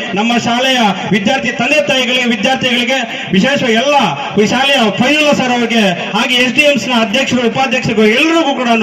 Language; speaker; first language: Kannada; non-native, local second language; Urdu